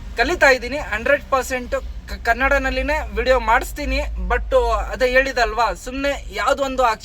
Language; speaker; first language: Kannada; non-native, local second language; Hindi